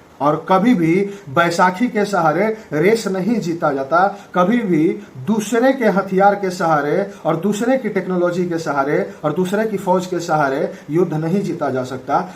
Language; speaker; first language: Hindi; native; Hindi